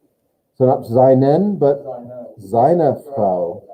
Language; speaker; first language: German; non-native, learner; English